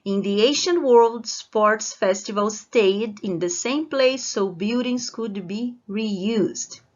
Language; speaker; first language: English; non-native, fluent; Portuguese